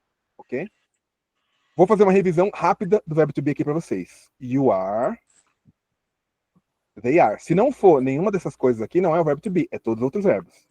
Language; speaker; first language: Portuguese; native; Portuguese